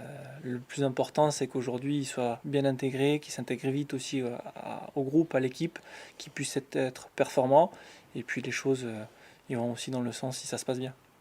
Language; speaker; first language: French; native; French